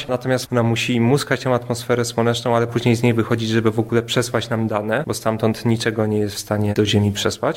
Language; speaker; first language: Polish; native; Polish